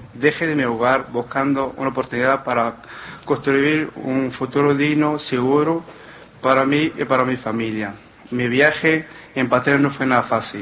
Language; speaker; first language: Spanish; non-native, fluent; Arabic